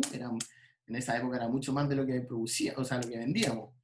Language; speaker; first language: Spanish; native; Spanish